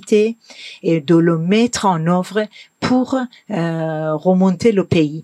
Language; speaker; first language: French; non-native, fluent; Persian